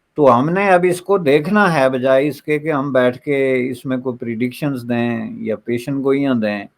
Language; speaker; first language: Urdu; non-native, local second language; Pahari-Potwari